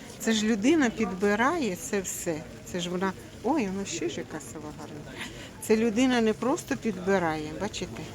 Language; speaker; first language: Ukrainian; native; Ukrainian